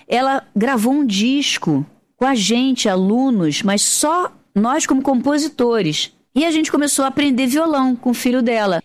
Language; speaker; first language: Portuguese; native; Portuguese